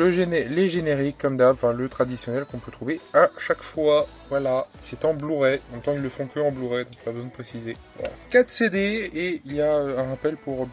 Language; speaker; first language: French; native; French